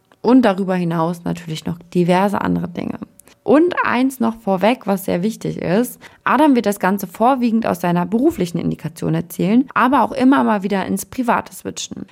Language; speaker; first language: German; native; German